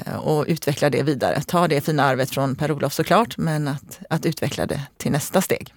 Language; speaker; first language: Swedish; early bilingual, other home language; Hungarian